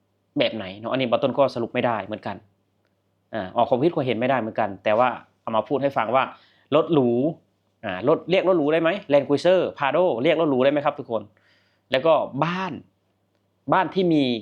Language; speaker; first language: Thai; non-native, local second language; Northeastern Thai